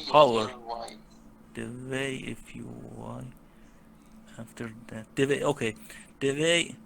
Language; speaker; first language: English; non-native, learner; Persian